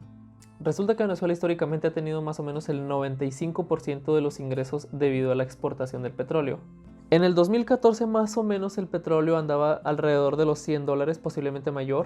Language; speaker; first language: Spanish; native; Spanish